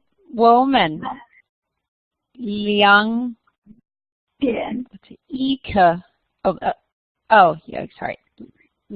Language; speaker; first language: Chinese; non-native, learner; English